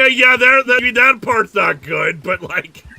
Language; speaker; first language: English; native; English